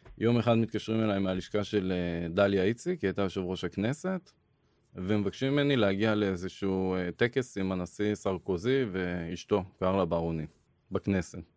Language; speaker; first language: Hebrew; native; Hebrew